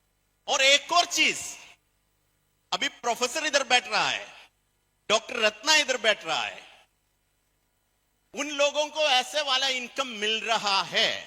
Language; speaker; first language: Hindi; non-native, fluent; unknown